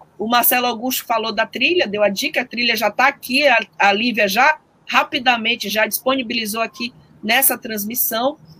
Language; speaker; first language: Portuguese; native; Portuguese